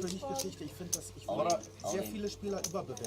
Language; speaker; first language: German; native; German